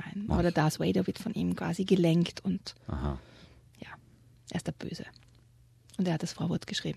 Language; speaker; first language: German; native; German